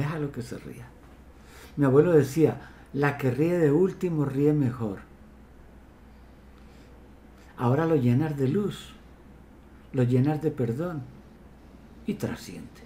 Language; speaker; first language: Spanish; native; Spanish